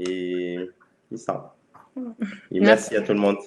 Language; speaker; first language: French; non-native, learner; Spanish